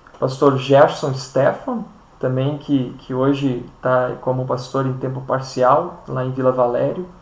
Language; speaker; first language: Portuguese; native; Portuguese